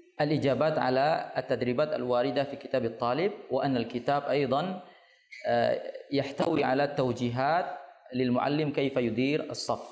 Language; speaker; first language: Arabic; non-native, fluent; Indonesian